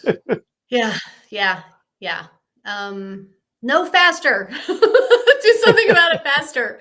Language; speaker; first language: English; native; English